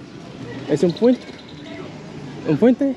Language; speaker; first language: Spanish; non-native, learner; English